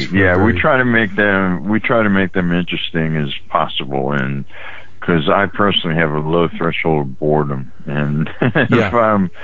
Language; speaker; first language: English; native; English